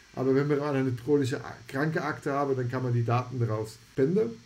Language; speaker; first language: German; non-native, fluent; Dutch